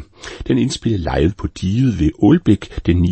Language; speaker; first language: Danish; native; Danish